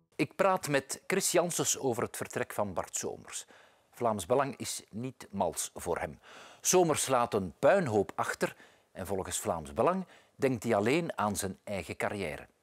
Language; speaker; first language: Dutch; native; Dutch